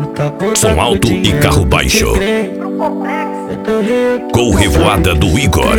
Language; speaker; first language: Portuguese; native; Portuguese